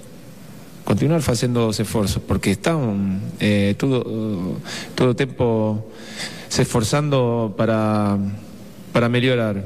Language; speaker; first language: Portuguese; non-native, fluent; Spanish